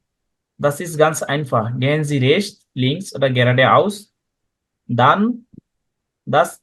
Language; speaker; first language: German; non-native, fluent; Bangla